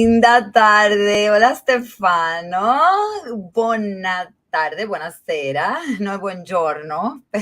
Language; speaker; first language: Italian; non-native, learner; Spanish